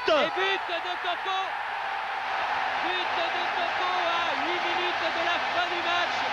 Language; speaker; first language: French; native; French